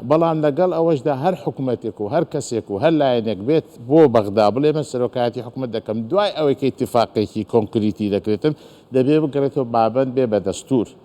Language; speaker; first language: Central Kurdish; non-native, local second language; Azerbaijani